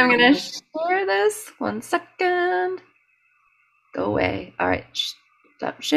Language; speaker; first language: English; native; English